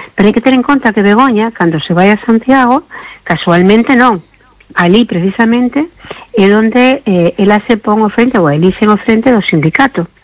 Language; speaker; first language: Galician; non-native, local second language; Spanish